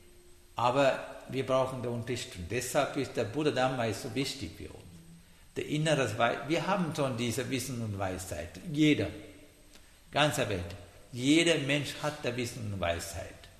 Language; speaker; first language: German; non-native, learner; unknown